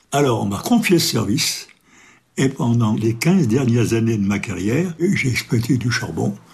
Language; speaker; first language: French; native; French